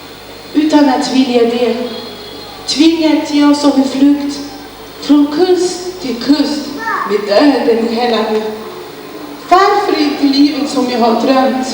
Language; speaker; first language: Swedish; non-native, learner; Kurdish